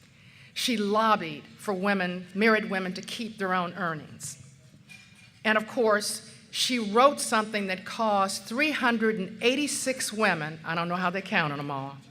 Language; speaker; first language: English; native; English